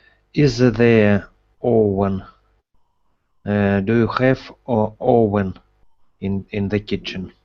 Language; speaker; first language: English; non-native, learner; Russian